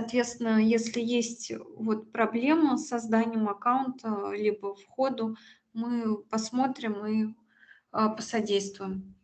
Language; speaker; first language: Russian; native; Russian